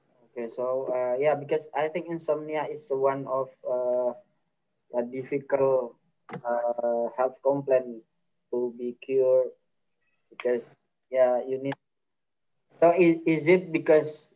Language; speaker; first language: English; non-native, fluent; Indonesian